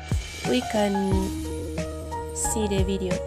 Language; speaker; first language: English; non-native, learner; Indonesian